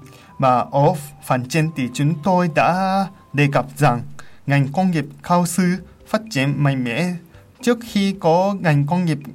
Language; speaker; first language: Vietnamese; non-native, fluent; Japanese